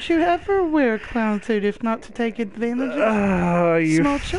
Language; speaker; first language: English; native; English